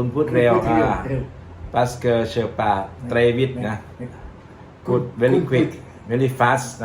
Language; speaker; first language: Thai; native; Thai